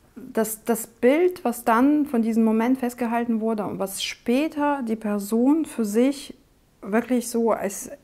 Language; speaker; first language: German; non-native, fluent; Russian